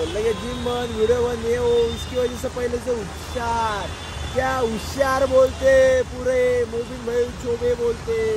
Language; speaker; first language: Hindi; non-native, local second language; Marathi